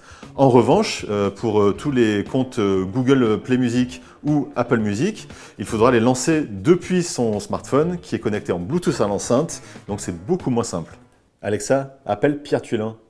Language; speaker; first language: French; native; French